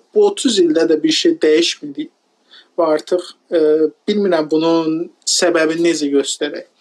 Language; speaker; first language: Azerbaijani; non-native, local second language; Talysh